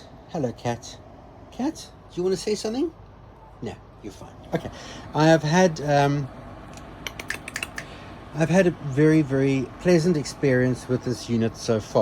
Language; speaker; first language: English; native; English